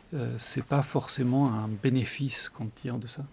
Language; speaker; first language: French; early bilingual, other home language; Spanish